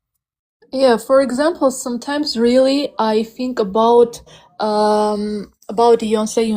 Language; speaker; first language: English; non-native, learner; Armenian